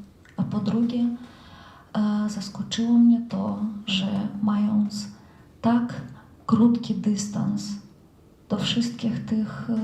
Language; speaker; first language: Polish; non-native, fluent; Russian